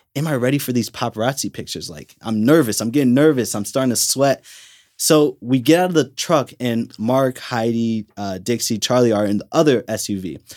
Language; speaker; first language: English; native; English